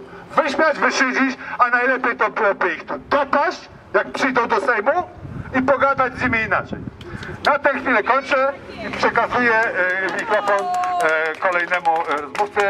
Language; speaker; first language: Polish; native; Polish